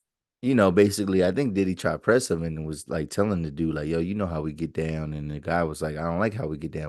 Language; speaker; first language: English; native; English